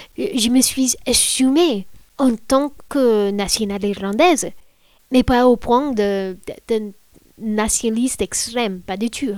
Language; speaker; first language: French; non-native, fluent; English